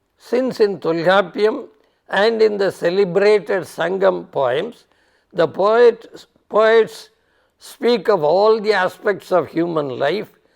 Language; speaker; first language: English; non-native, local second language; Tamil